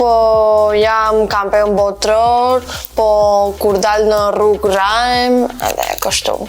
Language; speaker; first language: Albanian; early bilingual, heritage; Albanian